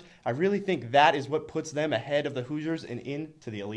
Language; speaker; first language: English; native; English